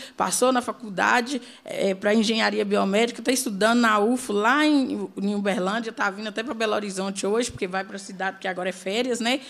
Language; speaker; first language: Portuguese; native; Portuguese